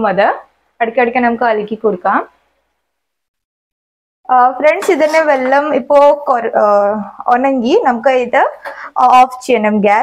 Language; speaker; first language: Malayalam; non-native, learner; Hindi